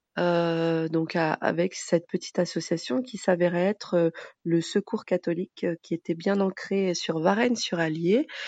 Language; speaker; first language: French; early bilingual, other home language; Arabic